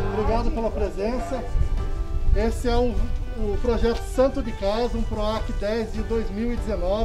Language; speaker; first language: Portuguese; native; Portuguese